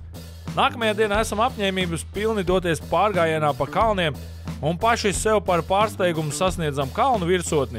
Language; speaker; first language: Latvian; native; Latvian